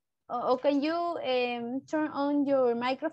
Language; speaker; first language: English; non-native, fluent; Spanish